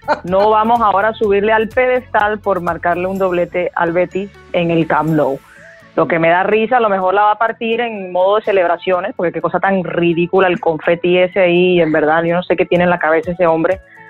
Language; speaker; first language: Spanish; native; Spanish